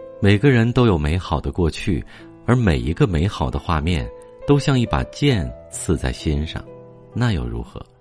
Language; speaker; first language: Chinese; native; Chinese